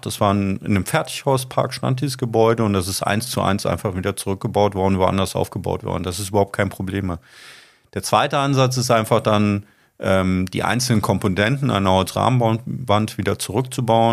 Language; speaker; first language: German; native; German